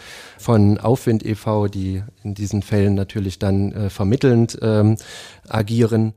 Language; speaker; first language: German; native; German